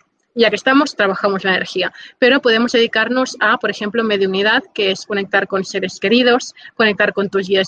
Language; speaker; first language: Spanish; native; Spanish